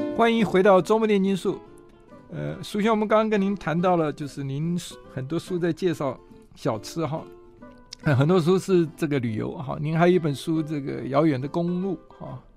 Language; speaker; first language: Chinese; native; Chinese